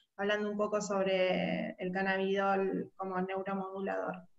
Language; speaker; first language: Spanish; native; Spanish